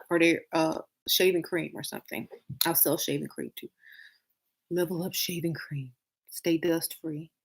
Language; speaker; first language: English; native; English